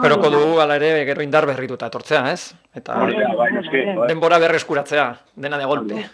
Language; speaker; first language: Basque; native; Basque